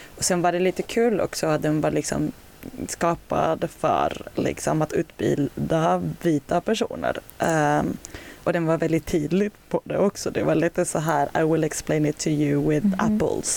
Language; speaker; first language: Swedish; native; Swedish